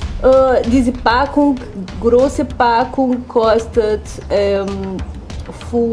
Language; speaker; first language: German; non-native, learner; Portuguese